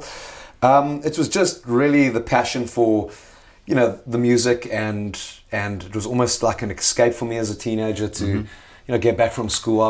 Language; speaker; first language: English; native; English